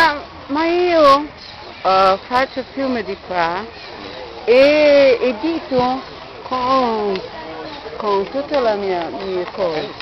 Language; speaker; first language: Italian; non-native, learner; Portuguese